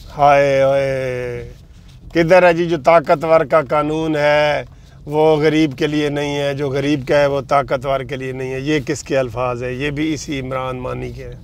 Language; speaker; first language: Urdu; non-native, local second language; Punjabi